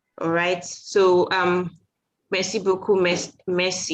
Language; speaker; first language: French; non-native, fluent; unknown